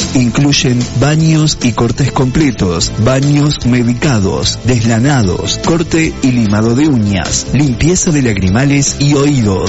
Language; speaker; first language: Spanish; native; Spanish